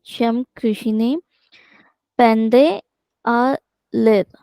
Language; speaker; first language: French; non-native, learner; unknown